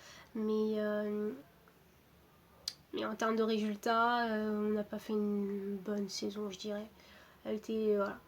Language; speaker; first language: French; early bilingual, other home language; Portuguese